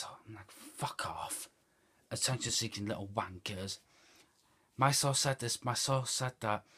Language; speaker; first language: English; native; English